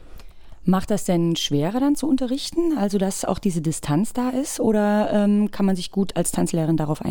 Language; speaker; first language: German; native; German